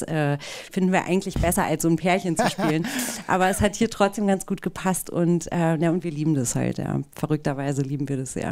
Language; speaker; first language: German; native; German